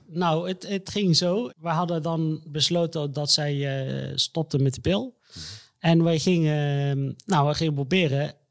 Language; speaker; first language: Dutch; non-native, fluent; Arabic